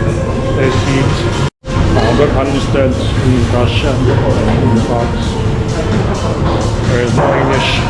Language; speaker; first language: English; non-native, learner; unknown